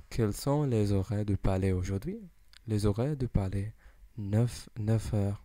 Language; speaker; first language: French; non-native, learner; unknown